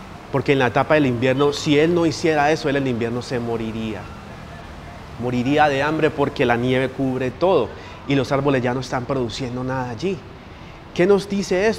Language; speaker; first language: Spanish; native; Spanish